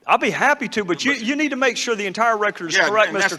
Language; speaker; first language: English; native; English